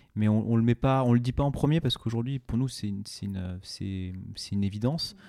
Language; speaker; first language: French; native; French